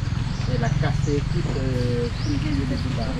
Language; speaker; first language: French; non-native, fluent; Khmer